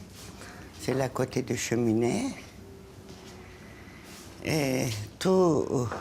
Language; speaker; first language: French; non-native, fluent; Turkish